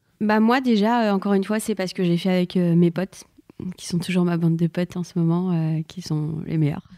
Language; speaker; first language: French; native; French